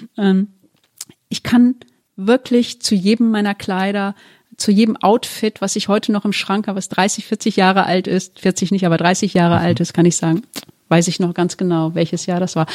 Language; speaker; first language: German; early bilingual, other home language; Turkish